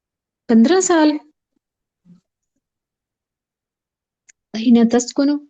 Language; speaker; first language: Arabic; non-native, learner; Urdu